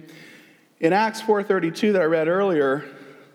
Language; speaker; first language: English; native; English